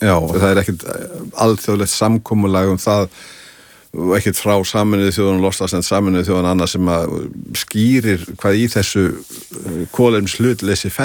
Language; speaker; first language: Icelandic; native; Icelandic